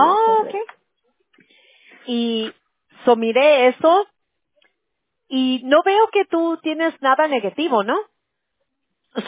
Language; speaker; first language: Spanish; early bilingual, heritage; Spanish